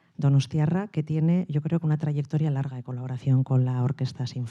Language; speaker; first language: Spanish; native; Spanish